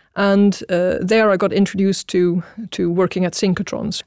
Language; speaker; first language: English; non-native, fluent; Dutch